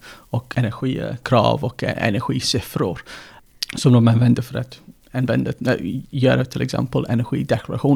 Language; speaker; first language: Swedish; non-native, fluent; English